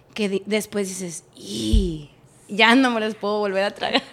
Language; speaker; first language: Spanish; native; Spanish